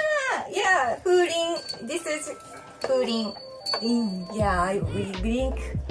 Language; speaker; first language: English; non-native, learner; Japanese